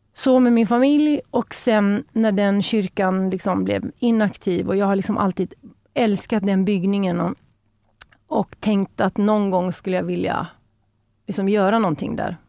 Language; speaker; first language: Norwegian; non-native, fluent; Swedish